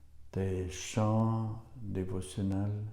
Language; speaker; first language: French; non-native, learner; German